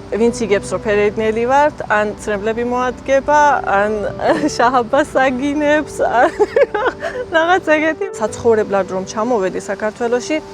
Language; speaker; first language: Georgian; early bilingual, other home language; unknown